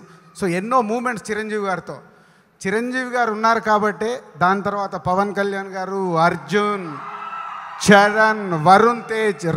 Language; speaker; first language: Telugu; native; Telugu